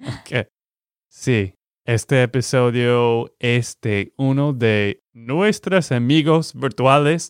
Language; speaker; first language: Spanish; non-native, fluent; English